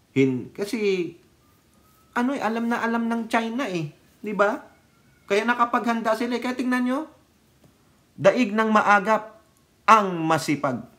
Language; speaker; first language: Filipino; native; Filipino